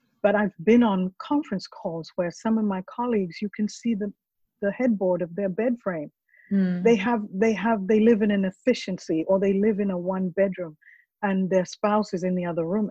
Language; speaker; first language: English; non-native, local second language; Ganda